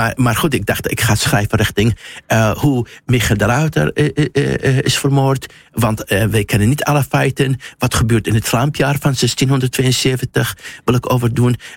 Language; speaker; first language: Dutch; non-native, fluent; Arabic